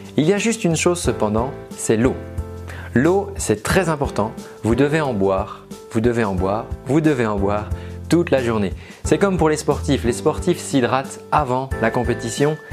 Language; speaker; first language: French; native; French